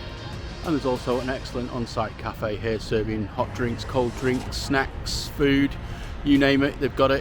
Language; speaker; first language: English; native; English